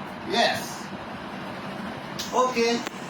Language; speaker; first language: English; non-native, fluent; Bangla